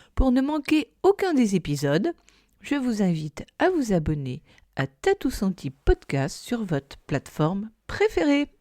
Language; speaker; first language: French; non-native, fluent; English